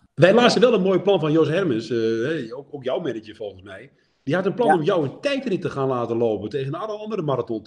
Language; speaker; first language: Dutch; native; Dutch